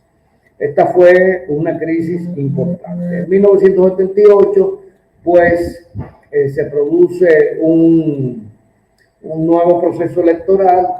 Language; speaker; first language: Spanish; native; Spanish